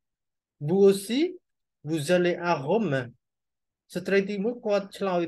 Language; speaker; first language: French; non-native, learner; Khmer